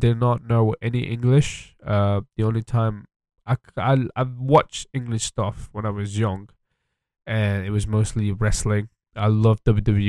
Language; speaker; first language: English; early bilingual, other home language; French